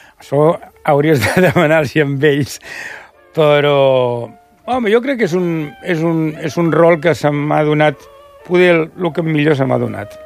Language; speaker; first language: Catalan; non-native, local second language; Spanish